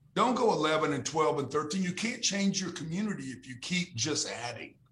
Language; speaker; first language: English; native; English